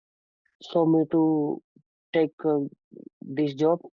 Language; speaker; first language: English; non-native, learner; Hindi